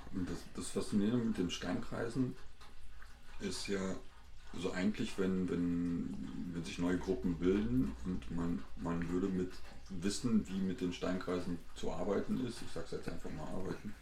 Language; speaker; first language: German; native; German